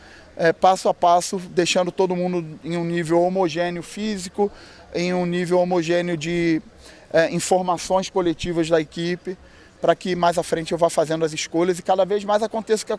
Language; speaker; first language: Portuguese; native; Portuguese